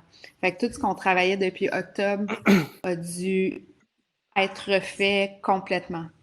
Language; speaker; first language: French; native; French